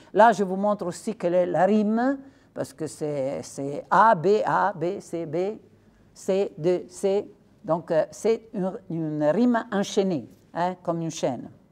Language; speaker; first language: French; non-native, fluent; Italian